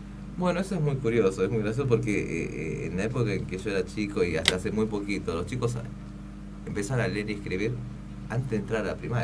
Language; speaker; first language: Spanish; early bilingual, other home language; Korean